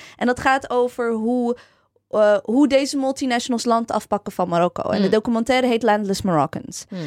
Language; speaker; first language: Dutch; early bilingual, other home language; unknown